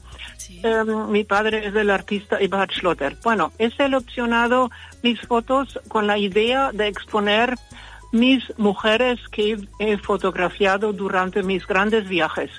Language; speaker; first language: Spanish; early bilingual, other home language; German